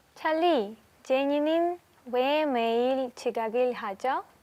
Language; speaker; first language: Korean; non-native, learner; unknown